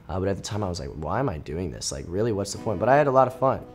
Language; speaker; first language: English; native; English